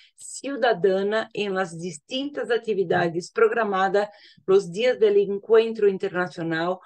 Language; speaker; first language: Spanish; non-native, learner; Portuguese